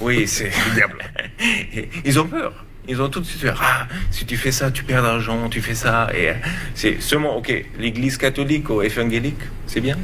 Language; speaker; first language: French; non-native, learner; German